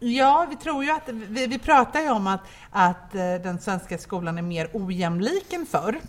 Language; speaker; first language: Swedish; native; Swedish